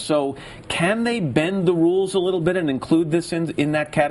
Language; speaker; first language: English; native; English